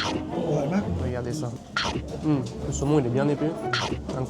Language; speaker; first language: French; native; French